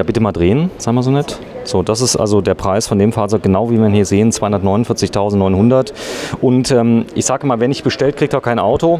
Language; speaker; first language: German; native; German